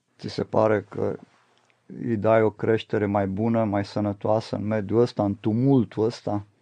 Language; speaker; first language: Romanian; native; Romanian